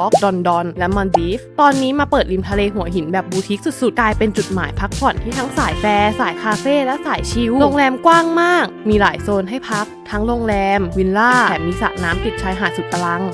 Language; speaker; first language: Thai; native; Thai